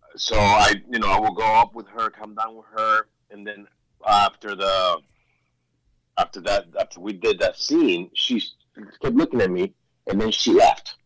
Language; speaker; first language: English; early bilingual, other home language; Spanish